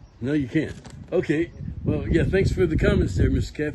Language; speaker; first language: English; native; English